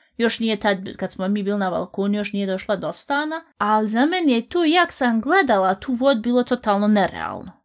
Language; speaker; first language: Bosnian; native; Bosnian